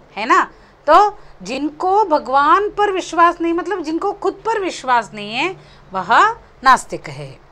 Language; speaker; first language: Hindi; non-native, local second language; Konkani